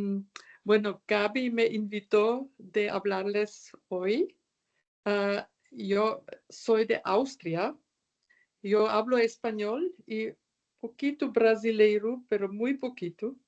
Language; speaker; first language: Spanish; non-native, fluent; German